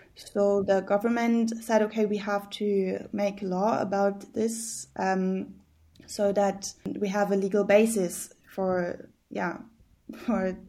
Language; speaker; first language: English; early bilingual, heritage; German